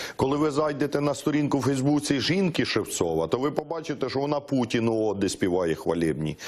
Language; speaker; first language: Ukrainian; native; Ukrainian